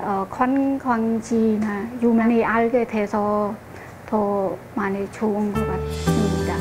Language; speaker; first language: Korean; non-native, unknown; Khmer